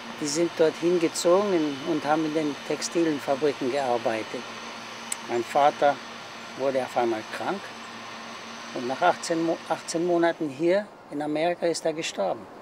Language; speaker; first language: German; early bilingual, heritage; German